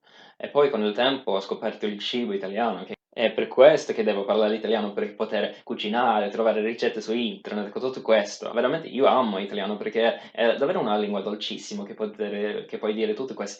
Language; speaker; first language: Italian; non-native, fluent; Swedish